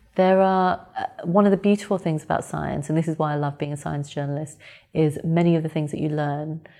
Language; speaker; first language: English; native; English